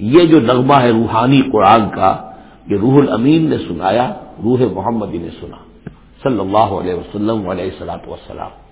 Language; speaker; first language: Urdu; native; Urdu